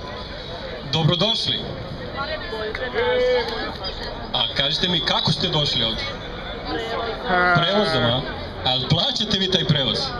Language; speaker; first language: Serbian; native; Serbian